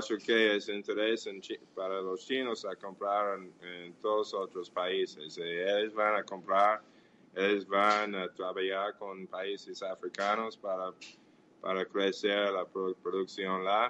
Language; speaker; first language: Portuguese; non-native, fluent; English